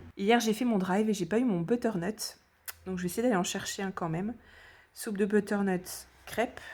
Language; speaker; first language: French; native; French